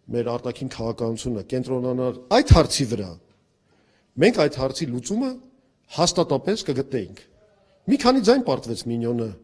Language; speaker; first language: Armenian; native; Armenian